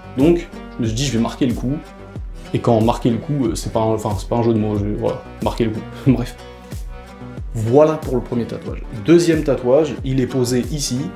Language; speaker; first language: French; early bilingual, other home language; Portuguese